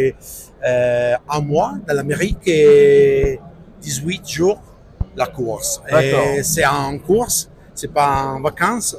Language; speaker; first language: French; non-native, learner; Italian